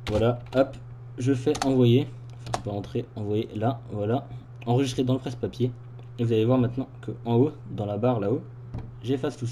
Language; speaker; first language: French; native; French